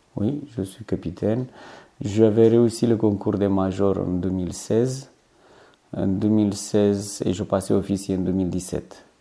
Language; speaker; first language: French; non-native, fluent; Romanian